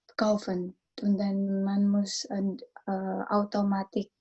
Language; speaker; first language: German; non-native, learner; Indonesian